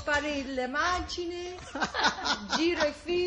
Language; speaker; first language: Italian; non-native, learner; English